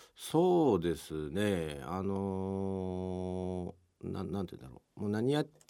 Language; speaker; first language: Japanese; early bilingual, other home language; Portuguese